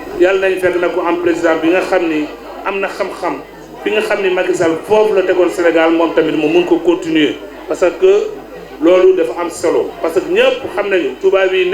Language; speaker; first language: Wolof; non-native, local second language; Fula